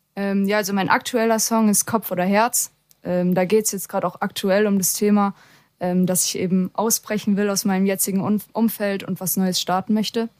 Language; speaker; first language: German; native; German